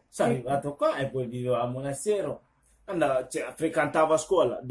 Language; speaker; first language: Italian; non-native, fluent; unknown